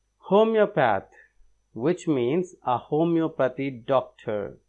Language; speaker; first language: English; non-native, local second language; Telugu